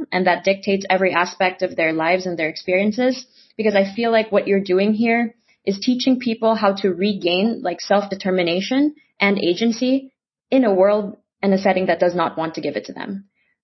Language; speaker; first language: English; non-native, local second language; Filipino